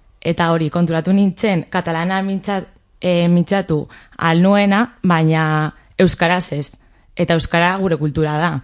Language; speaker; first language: Basque; non-native, local second language; Spanish